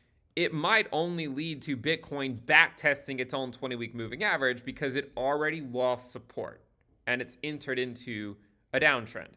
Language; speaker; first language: English; native; English